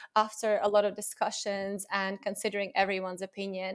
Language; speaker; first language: English; non-native, fluent; Latvian